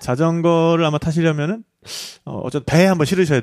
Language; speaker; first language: Korean; native; Korean